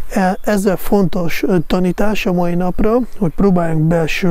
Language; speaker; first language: Hungarian; non-native, fluent; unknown